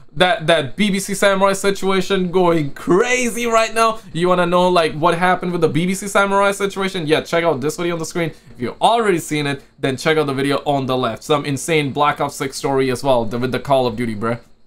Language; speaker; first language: English; native; English